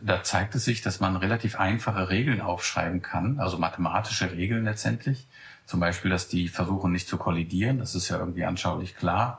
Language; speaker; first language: German; native; German